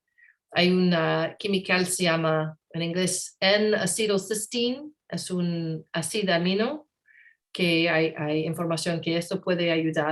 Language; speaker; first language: Spanish; non-native, learner; English